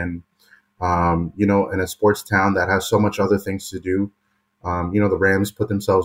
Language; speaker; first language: English; native; English